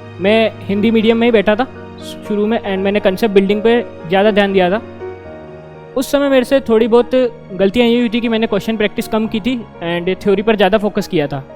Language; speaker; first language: Hindi; native; Hindi